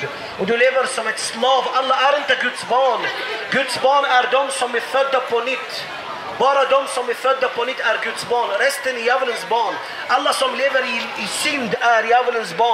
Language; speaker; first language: Swedish; non-native, fluent; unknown